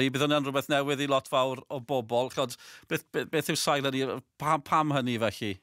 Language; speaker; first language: Welsh; native; Welsh